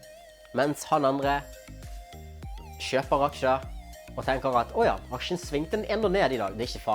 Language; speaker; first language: Norwegian; native; Norwegian